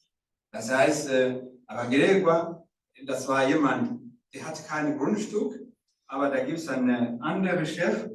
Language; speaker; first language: German; non-native, fluent; Rundi